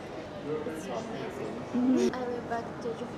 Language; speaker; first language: English; non-native, learner; Japanese